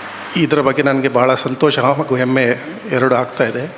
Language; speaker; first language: Kannada; native; Kannada